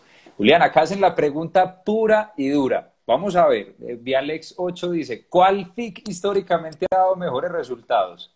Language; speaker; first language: Spanish; native; Spanish